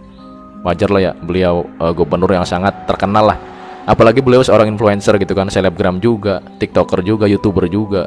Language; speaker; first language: Indonesian; native; Indonesian